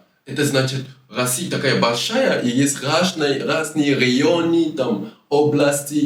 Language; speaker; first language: Russian; non-native, learner; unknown